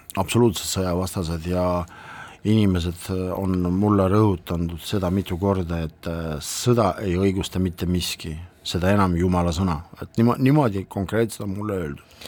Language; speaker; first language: Estonian; non-native, local second language; Russian